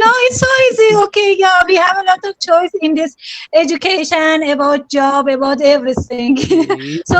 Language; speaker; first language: English; non-native, learner; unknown